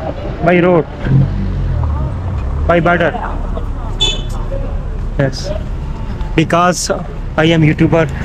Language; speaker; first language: English; non-native, learner; Urdu